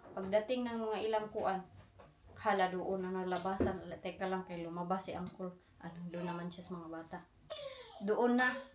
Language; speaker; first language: Filipino; non-native, local second language; Cebuano